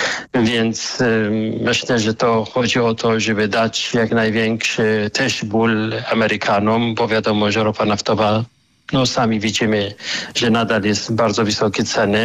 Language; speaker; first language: Polish; non-native, fluent; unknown